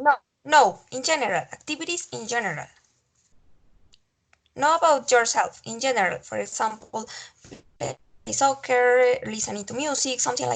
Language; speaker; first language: English; non-native, fluent; Spanish